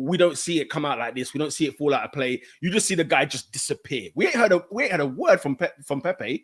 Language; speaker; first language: English; native; English